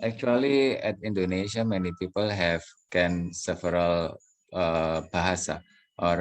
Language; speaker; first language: English; non-native, learner; Indonesian